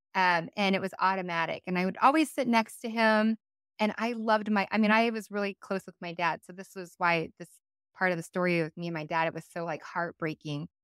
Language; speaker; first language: English; native; English